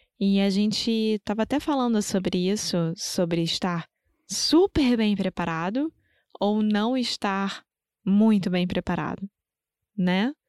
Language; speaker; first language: Portuguese; native; Portuguese